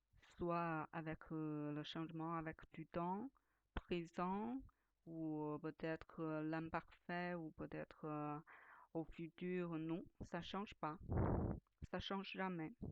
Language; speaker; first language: French; non-native, fluent; Chinese